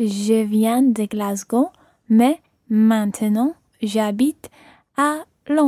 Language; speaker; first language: French; non-native, learner; English